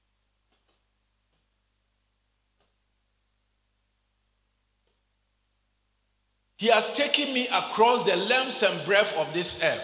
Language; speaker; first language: English; non-native, local second language; Akan